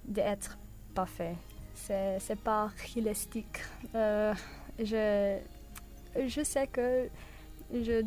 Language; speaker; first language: French; non-native, learner; English